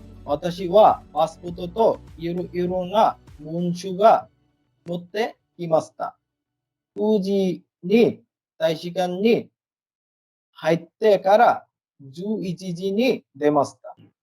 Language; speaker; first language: Japanese; non-native, learner; Bangla